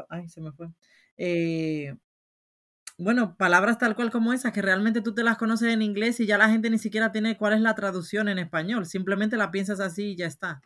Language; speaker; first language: Spanish; native; Spanish